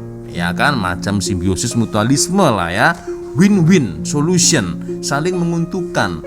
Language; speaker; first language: Indonesian; native; Indonesian